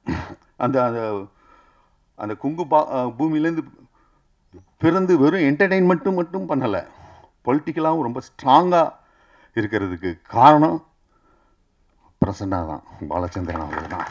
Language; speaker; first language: Tamil; native; Tamil